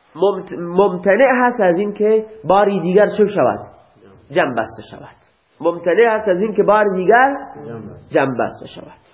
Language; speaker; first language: Persian; non-native, local second language; Baluchi